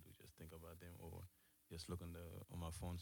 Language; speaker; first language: English; early bilingual, other home language; Haitian Creole